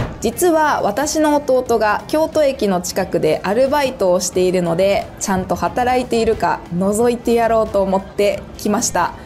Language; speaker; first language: Japanese; native; Japanese